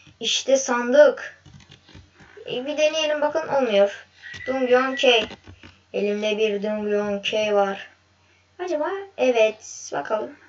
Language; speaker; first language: Turkish; native; Turkish